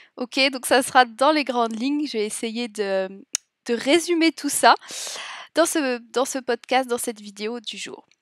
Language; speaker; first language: French; native; French